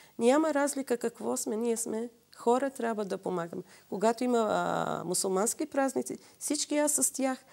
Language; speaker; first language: Bulgarian; non-native, fluent; Assyrian Neo-Aramaic